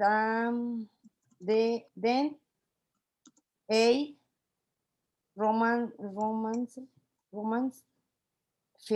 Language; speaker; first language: English; non-native, learner; Spanish